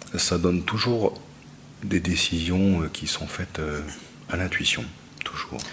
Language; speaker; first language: French; native; French